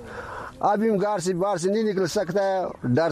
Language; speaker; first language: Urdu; non-native, learner; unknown